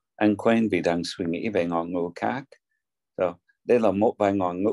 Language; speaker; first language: Vietnamese; non-native, learner; English